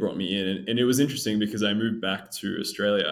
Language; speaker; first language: English; native; English